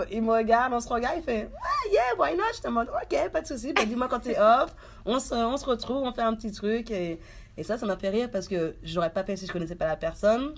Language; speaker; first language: French; early bilingual, other home language; Haitian Creole